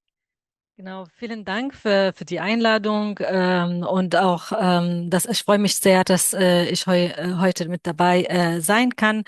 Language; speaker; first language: German; non-native, fluent; Arabic